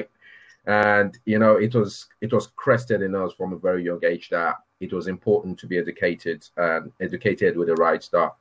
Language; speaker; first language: English; non-native, local second language; Yoruba